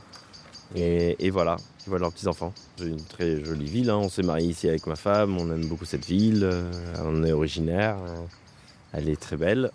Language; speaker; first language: French; native; French